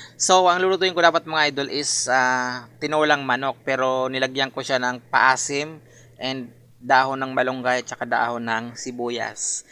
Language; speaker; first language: Filipino; non-native, local second language; Masbatenyo